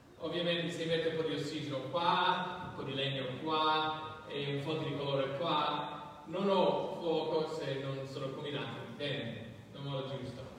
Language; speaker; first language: Italian; non-native, fluent; English